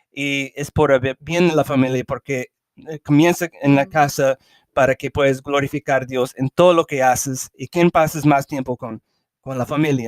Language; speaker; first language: Spanish; early bilingual, heritage; English